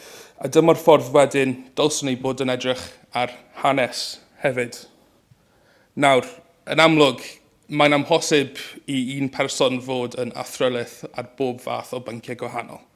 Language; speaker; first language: Welsh; native; Welsh